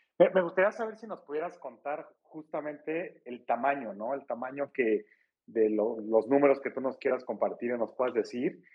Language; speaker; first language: Spanish; native; Spanish